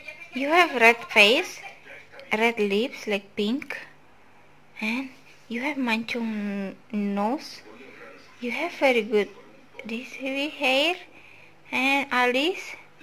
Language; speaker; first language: English; non-native, learner; Indonesian